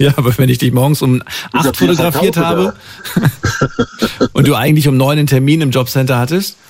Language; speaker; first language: German; native; German